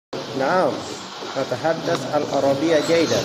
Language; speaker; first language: Arabic; non-native, learner; Indonesian